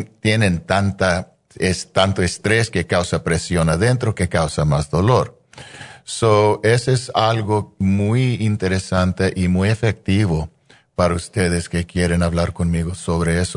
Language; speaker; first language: Spanish; non-native, fluent; English